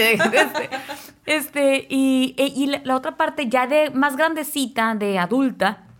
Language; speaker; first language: Spanish; native; Spanish